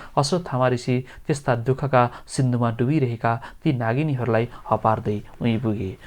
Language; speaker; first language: Nepali; native; Nepali